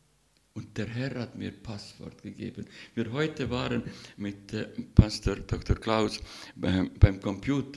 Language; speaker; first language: German; non-native, learner; Russian